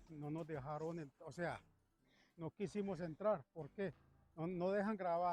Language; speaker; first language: Spanish; native; Spanish